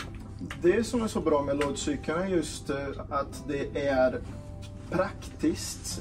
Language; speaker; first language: Swedish; non-native, fluent; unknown